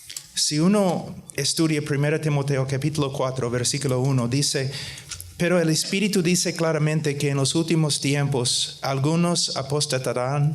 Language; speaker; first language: Spanish; non-native, fluent; English